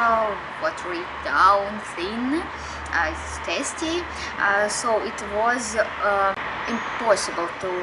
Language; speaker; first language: English; non-native, learner; Russian